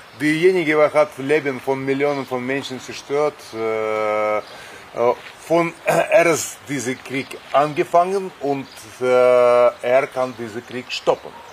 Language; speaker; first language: German; non-native, fluent; Russian